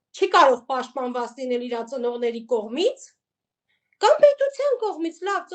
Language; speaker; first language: Armenian; native; Armenian